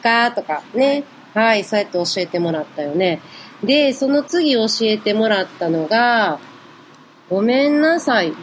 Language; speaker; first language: Japanese; native; Japanese